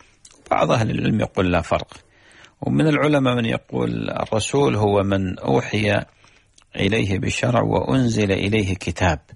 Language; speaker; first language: Arabic; native; Arabic